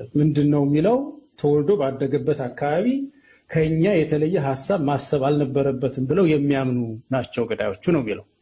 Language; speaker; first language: Amharic; native; Amharic